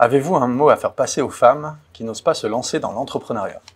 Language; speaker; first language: French; native; French